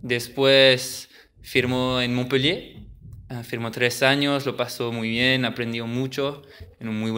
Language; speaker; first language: Spanish; early bilingual, heritage; French